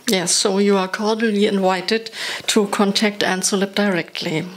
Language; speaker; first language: English; non-native, fluent; German